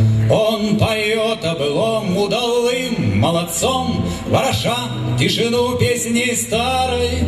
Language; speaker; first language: Russian; native; Russian